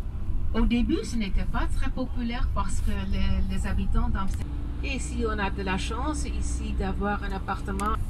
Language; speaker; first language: French; non-native, fluent; Dutch